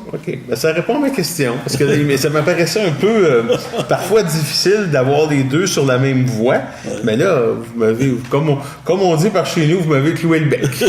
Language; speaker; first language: French; native; French